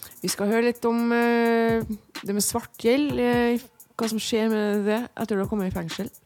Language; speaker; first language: Norwegian; native; Norwegian